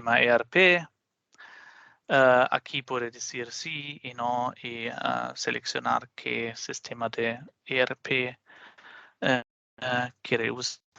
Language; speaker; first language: Spanish; non-native, fluent; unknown